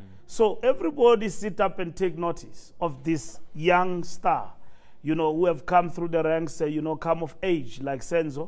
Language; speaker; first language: English; non-native, local second language; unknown